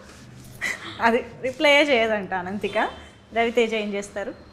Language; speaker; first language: Telugu; native; Telugu